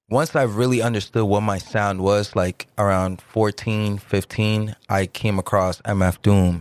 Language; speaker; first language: English; early bilingual, other home language; Spanish